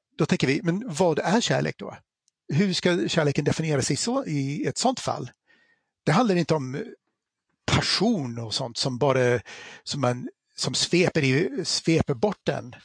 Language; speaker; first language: Swedish; non-native, fluent; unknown